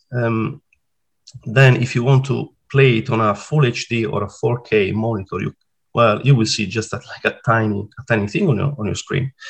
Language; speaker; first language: English; non-native, fluent; Italian